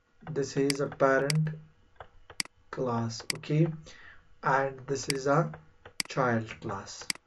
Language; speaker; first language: English; non-native, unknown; Persian